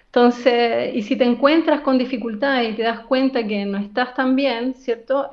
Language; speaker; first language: Spanish; native; Spanish